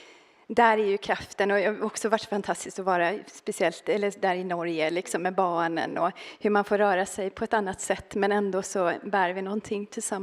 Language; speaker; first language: Swedish; native; Swedish